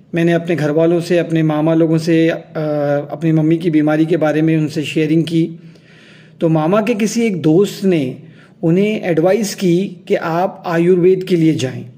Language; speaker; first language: Hindi; non-native, local second language; Urdu